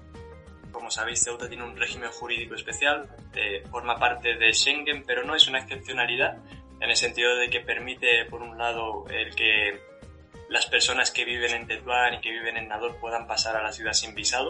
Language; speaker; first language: Spanish; native; Spanish